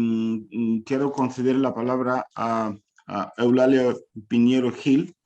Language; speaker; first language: Spanish; non-native, fluent; Ukrainian